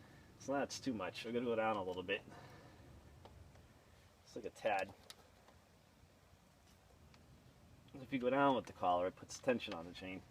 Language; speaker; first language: English; native; English